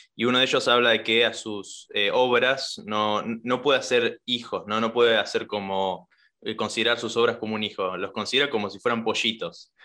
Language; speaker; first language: Spanish; native; Spanish